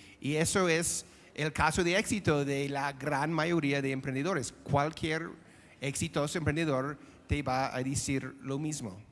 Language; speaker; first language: Spanish; non-native, fluent; English